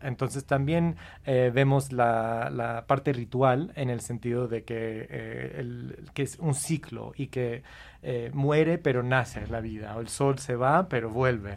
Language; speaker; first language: Spanish; non-native, fluent; English